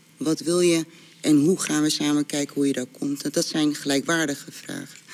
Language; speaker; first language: Dutch; early bilingual, other home language; Korean